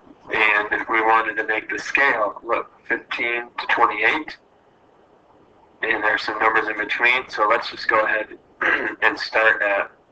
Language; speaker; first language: English; native; English